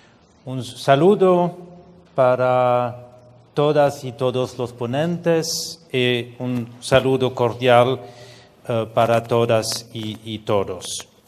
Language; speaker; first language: Spanish; non-native, fluent; French